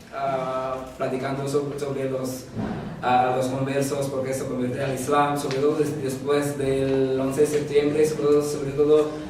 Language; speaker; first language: Spanish; non-native, fluent; Javanese